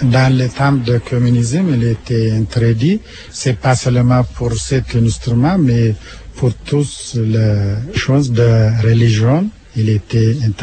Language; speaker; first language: French; non-native, learner; Amharic